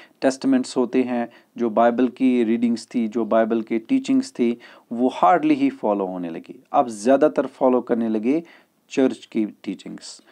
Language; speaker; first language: Hindi; non-native, local second language; Kashmiri